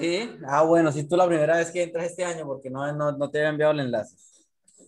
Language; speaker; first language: Spanish; native; Spanish